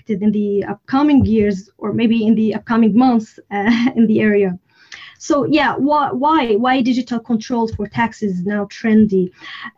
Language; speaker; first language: English; non-native, fluent; Arabic